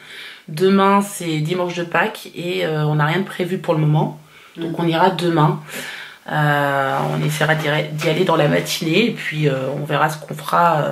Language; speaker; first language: French; native; French